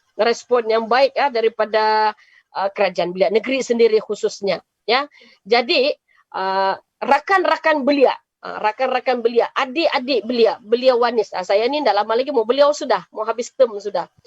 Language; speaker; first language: Malay; native; Malay